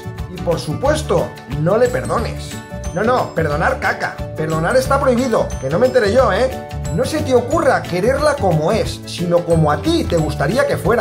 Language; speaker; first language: Spanish; native; Spanish